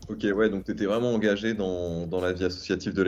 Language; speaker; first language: French; native; French